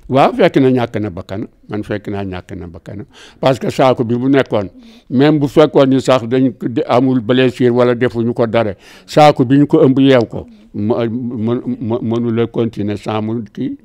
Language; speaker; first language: Wolof; native; Wolof